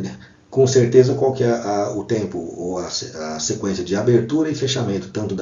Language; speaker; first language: Portuguese; native; Portuguese